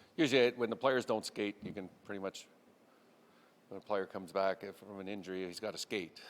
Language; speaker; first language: English; native; English